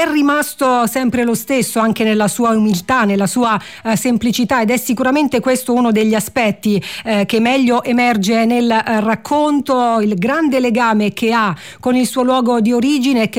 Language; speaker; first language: Italian; native; Italian